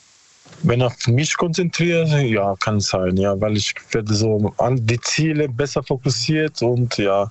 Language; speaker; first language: German; non-native, learner; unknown